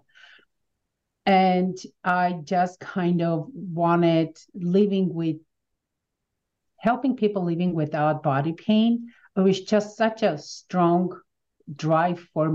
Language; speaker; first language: English; non-native, fluent; Armenian